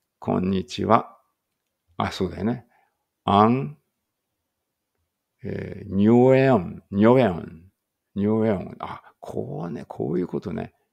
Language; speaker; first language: Japanese; native; Japanese